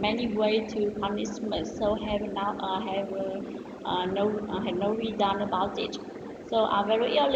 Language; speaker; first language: English; non-native, learner; Vietnamese